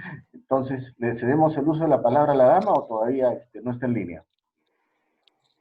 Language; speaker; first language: Spanish; native; Spanish